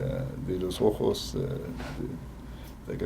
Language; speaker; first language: Spanish; non-native, fluent; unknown